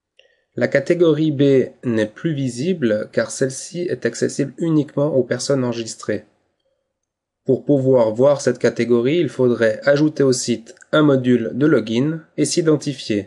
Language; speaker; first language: French; native; French